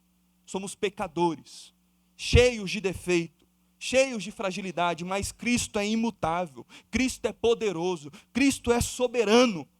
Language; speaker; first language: Portuguese; native; Portuguese